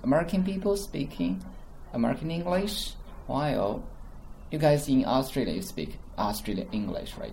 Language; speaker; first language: English; non-native, fluent; Chinese